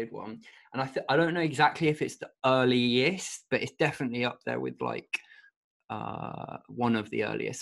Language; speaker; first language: English; native; English